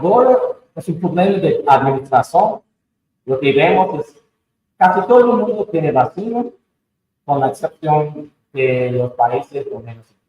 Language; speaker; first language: Spanish; non-native, fluent; English